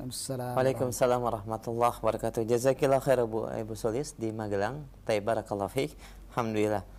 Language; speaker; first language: Indonesian; native; Indonesian